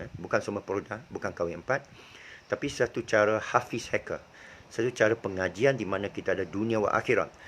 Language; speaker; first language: Malay; native; Malay